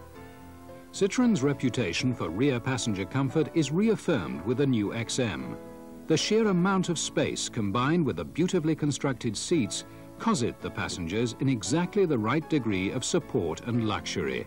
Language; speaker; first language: English; native; English